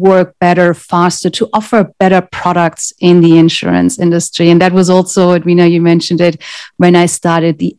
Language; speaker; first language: English; non-native, fluent; German